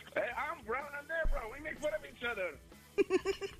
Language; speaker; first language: English; non-native, fluent; Arabic